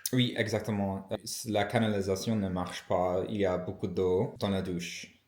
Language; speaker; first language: French; non-native, learner; English